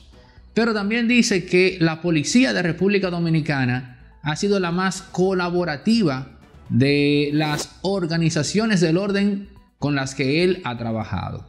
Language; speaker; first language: Spanish; native; Spanish